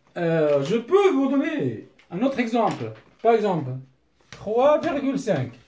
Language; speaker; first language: French; non-native, local second language; Arabic